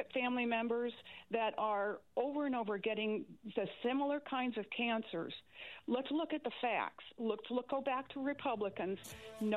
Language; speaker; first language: English; native; English